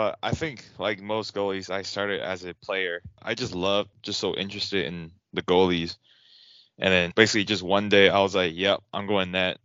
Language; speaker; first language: English; non-native, fluent; Chinese